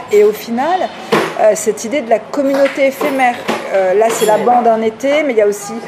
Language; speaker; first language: French; native; French